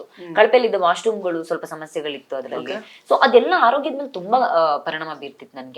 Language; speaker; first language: Kannada; native; Kannada